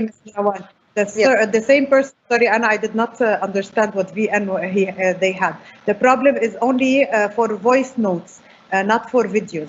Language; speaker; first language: English; non-native, fluent; Arabic